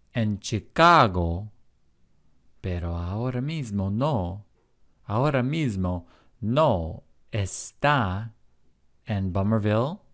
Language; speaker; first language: Spanish; non-native, fluent; English